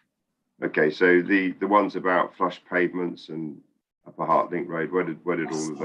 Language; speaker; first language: English; native; English